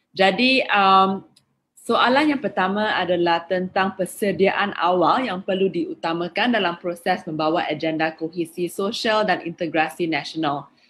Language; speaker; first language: Malay; non-native, local second language; English